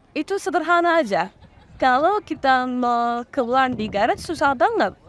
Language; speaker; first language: Indonesian; non-native, fluent; Turkish